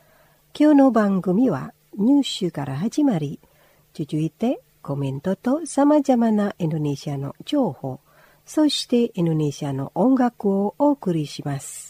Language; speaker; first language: Japanese; non-native, fluent; Indonesian